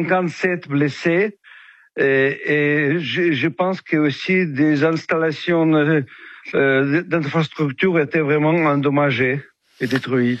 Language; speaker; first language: French; non-native, fluent; Ukrainian